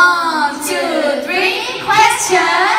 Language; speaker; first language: English; non-native, learner; Korean